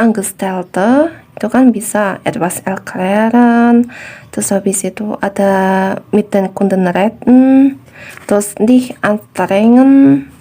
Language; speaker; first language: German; non-native, fluent; Indonesian